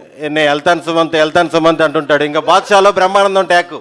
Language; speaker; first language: Telugu; native; Telugu